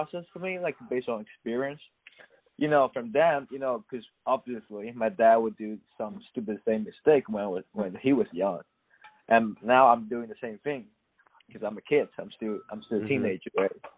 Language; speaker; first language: English; non-native, local second language; Cantonese